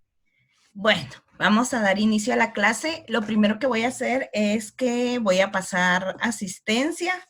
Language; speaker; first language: Spanish; native; Spanish